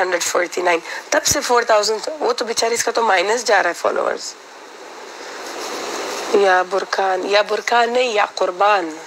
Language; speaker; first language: Hindi; non-native, local second language; Pashto